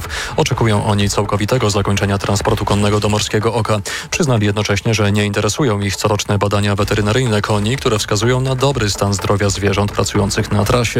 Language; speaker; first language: Polish; native; Polish